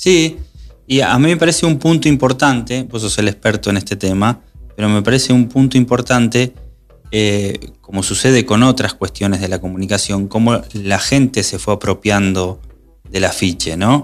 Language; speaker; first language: Spanish; native; Spanish